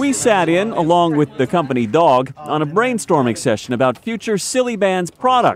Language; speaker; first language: English; native; English